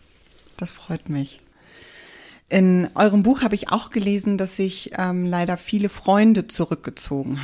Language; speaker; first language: German; native; German